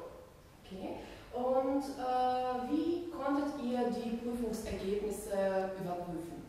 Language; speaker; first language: German; non-native, fluent; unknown